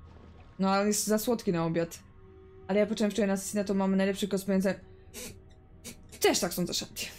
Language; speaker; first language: Polish; native; Polish